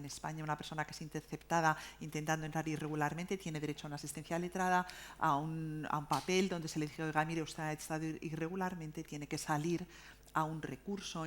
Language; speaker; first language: Spanish; native; Spanish